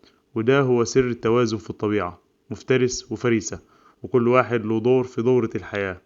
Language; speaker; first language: Arabic; native; Arabic